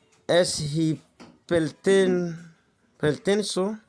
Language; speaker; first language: Spanish; non-native, learner; Haitian Creole